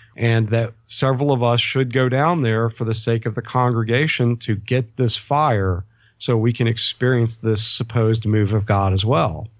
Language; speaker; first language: English; native; English